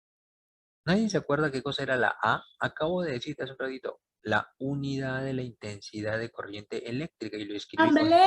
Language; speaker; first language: Spanish; native; Spanish